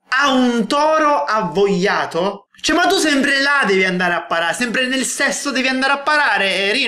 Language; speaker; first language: Italian; native; Italian